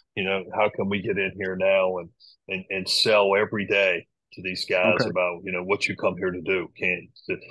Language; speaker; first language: English; native; English